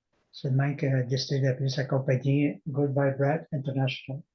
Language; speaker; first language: French; native; French